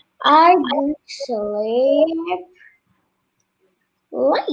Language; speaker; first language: English; non-native, learner; Turkish